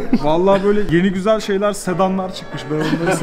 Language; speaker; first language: Turkish; native; Turkish